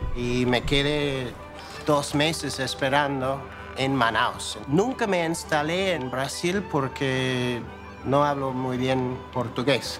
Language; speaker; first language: Spanish; non-native, fluent; English